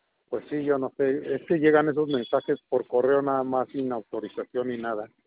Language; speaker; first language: Spanish; native; Spanish